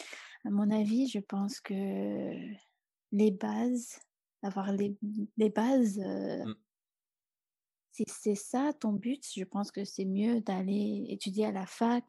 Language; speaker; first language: French; non-native, fluent; English